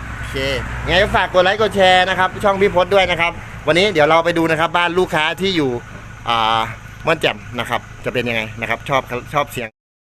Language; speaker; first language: Thai; native; Thai